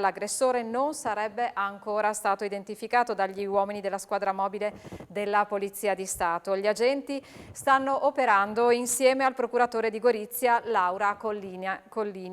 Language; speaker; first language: Italian; native; Italian